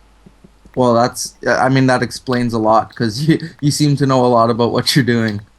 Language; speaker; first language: English; native; English